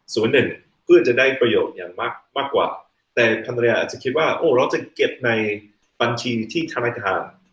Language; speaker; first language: Thai; non-native, fluent; English